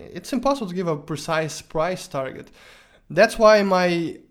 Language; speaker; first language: English; non-native, fluent; Portuguese